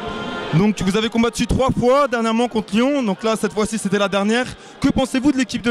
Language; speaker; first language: French; native; French